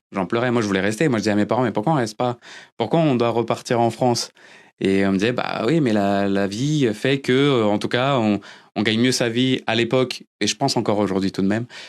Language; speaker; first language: French; early bilingual, other home language; Portuguese